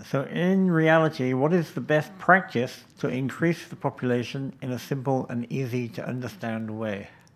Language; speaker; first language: English; native; English